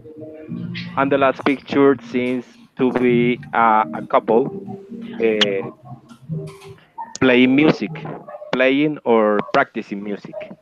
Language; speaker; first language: English; non-native, learner; Spanish